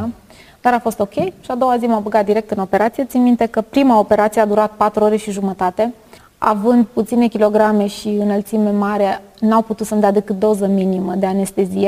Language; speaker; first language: Romanian; native; Romanian